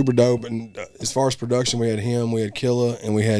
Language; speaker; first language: English; native; English